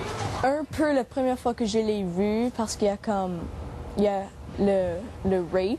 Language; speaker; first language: French; non-native, local second language; English